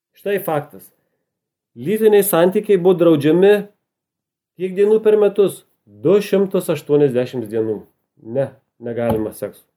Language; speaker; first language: Lithuanian; native; Lithuanian